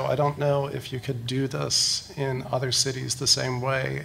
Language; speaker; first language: English; native; English